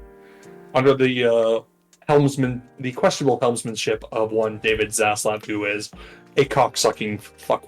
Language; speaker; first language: English; native; English